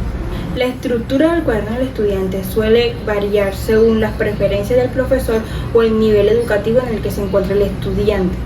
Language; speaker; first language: Spanish; native; Spanish